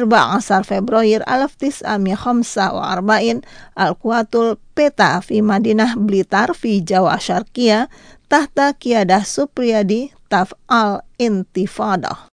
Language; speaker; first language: Arabic; non-native, fluent; Indonesian